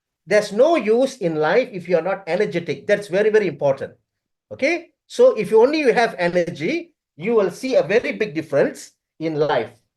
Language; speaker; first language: English; non-native, local second language; Tamil